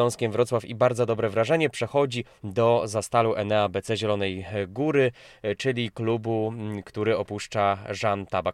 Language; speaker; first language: Polish; native; Polish